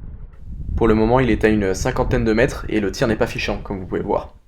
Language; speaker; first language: French; native; French